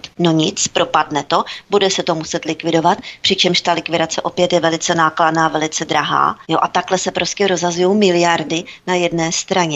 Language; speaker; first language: Czech; native; Czech